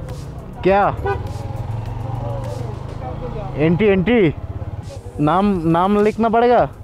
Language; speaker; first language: Hindi; non-native, learner; Bangla